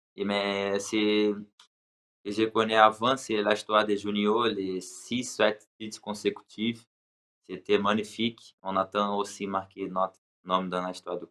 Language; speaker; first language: French; non-native, learner; Portuguese